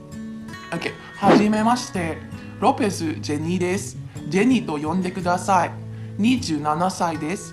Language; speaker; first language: Japanese; non-native, fluent; Filipino